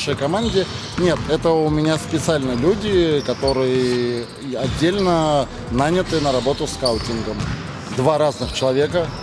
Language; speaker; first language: Russian; native; Russian